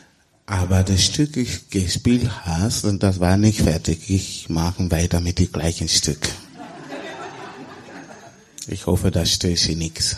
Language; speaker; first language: German; non-native, learner; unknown